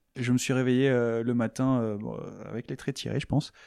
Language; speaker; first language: French; native; French